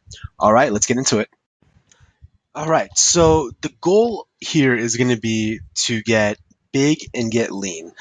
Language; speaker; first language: English; native; English